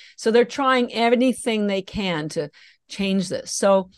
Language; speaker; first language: English; native; English